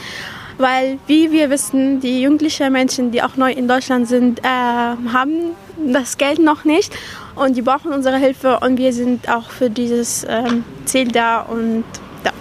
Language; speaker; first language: German; non-native, fluent; Arabic